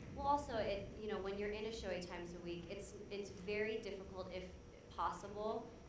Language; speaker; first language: English; native; English